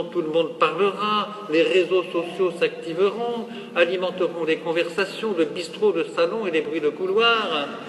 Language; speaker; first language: French; native; French